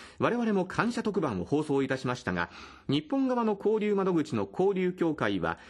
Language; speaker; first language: Japanese; native; Japanese